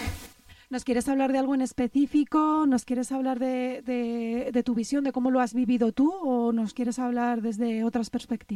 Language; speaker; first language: Spanish; native; Spanish